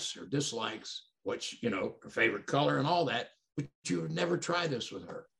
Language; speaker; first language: English; native; English